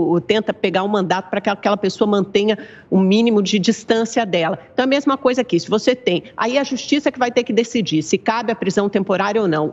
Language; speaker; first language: Portuguese; native; Portuguese